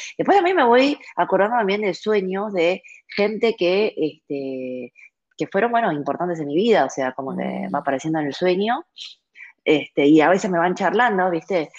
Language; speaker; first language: Spanish; early bilingual, other home language; Chinese